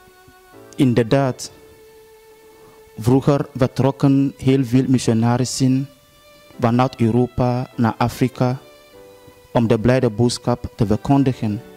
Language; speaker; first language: Dutch; non-native, fluent; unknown